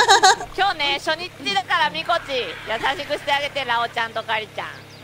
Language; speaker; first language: Japanese; native; Japanese